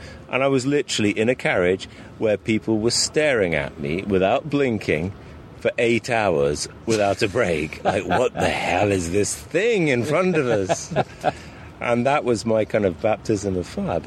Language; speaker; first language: English; native; English